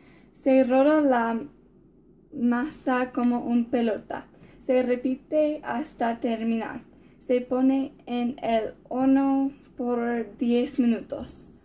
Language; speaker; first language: Spanish; non-native, learner; English